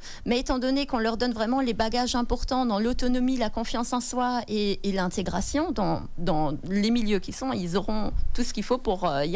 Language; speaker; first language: French; native; French